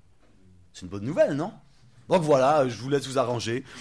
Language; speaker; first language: French; native; French